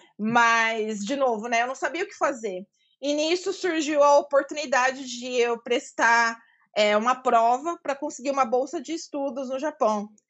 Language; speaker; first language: Portuguese; native; Portuguese